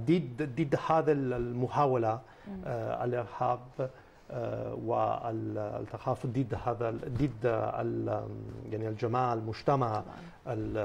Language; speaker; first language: Arabic; non-native, fluent; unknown